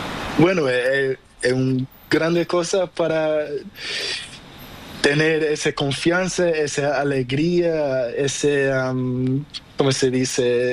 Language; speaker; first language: Spanish; non-native, learner; Portuguese